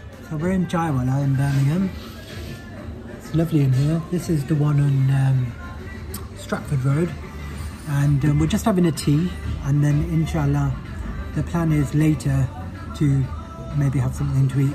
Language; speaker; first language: English; early bilingual, other home language; Hindi